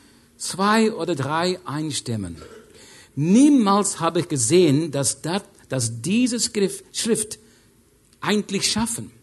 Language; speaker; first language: German; non-native, learner; English